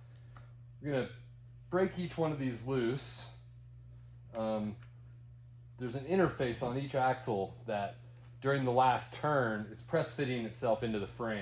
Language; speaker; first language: English; native; English